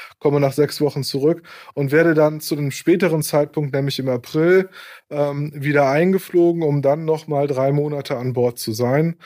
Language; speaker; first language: German; native; German